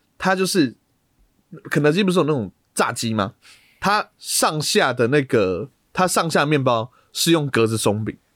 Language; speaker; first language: Chinese; native; Chinese